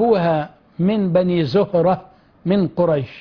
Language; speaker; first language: Arabic; native; Arabic